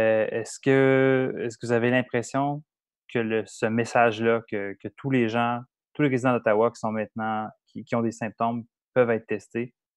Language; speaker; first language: French; native; French